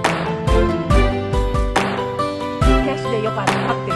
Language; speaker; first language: Japanese; non-native, learner; Vietnamese